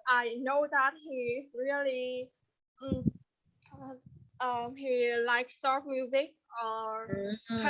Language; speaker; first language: English; non-native, learner; Vietnamese